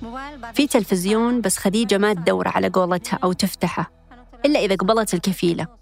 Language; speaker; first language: Arabic; native; Arabic